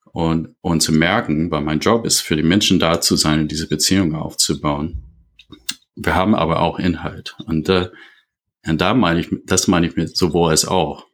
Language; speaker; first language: German; non-native, fluent; English